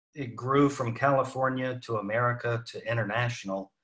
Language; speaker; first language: English; native; English